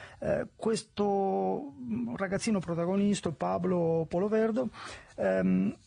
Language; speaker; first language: Italian; native; Italian